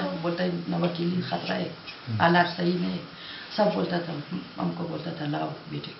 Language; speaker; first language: Hindi; non-native, local second language; Hazaragi